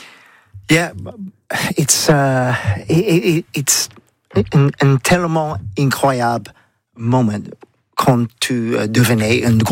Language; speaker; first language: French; non-native, learner; English